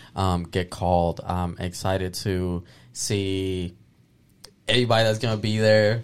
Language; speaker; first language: English; early bilingual, other home language; Spanish